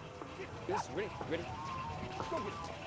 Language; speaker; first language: English; non-native, learner; Vietnamese